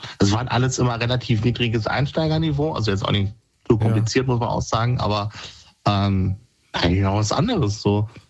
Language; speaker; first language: German; native; German